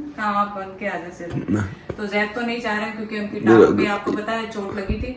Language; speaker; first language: Urdu; native; Urdu